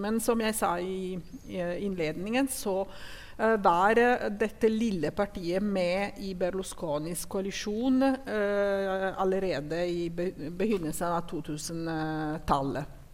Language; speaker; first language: Norwegian; non-native, fluent; Italian